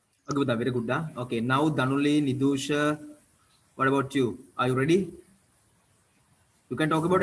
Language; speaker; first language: English; non-native, local second language; Sinhala